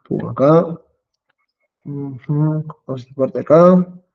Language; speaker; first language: Spanish; native; Spanish